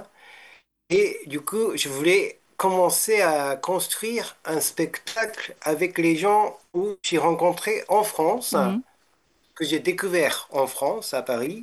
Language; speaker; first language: French; non-native, fluent; Japanese